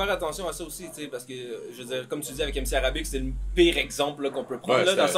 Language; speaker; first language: French; native; French